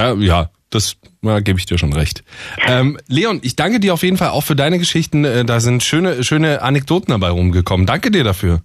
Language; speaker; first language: German; native; German